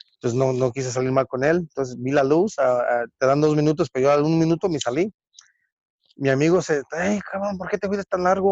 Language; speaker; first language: Spanish; early bilingual, heritage; Spanish